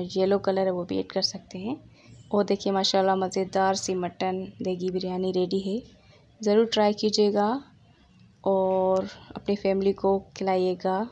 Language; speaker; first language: Urdu; non-native, local second language; Sindhi